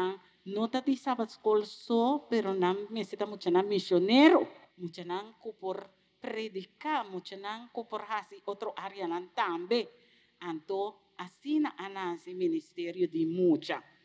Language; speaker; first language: Portuguese; non-native, learner; Papiamento